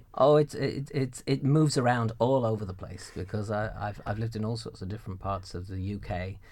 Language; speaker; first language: English; native; English